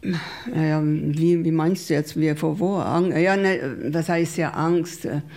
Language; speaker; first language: German; non-native, fluent; Italian